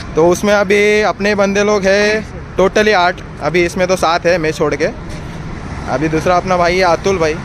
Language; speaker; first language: Hindi; non-native, local second language; Marathi